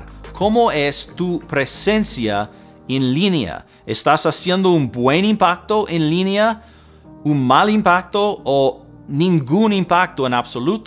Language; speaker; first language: Spanish; non-native, fluent; English